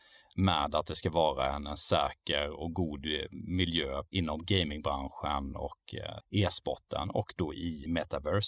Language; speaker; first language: Swedish; native; Swedish